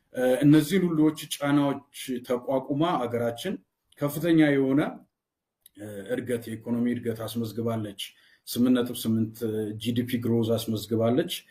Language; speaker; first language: Amharic; non-native, local second language; Oromo